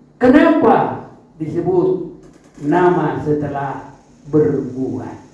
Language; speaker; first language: Indonesian; non-native, local second language; Batak Toba